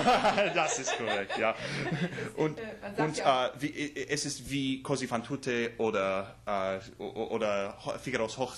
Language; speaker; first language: German; non-native, learner; English